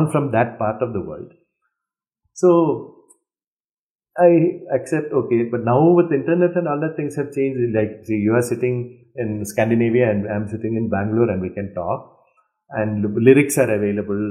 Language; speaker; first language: English; non-native, local second language; Malayalam